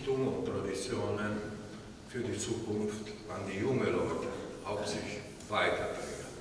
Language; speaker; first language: German; non-native, fluent; Italian